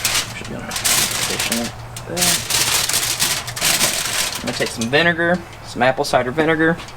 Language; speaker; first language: English; native; English